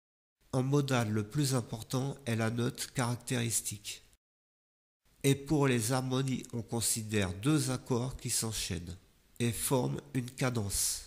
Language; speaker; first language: French; native; French